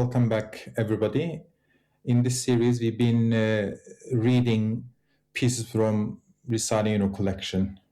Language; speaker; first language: English; non-native, fluent; Turkish